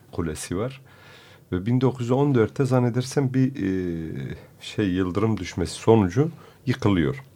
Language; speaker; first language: Turkish; non-native, local second language; Kurdish